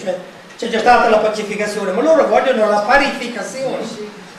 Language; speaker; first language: Italian; native; Italian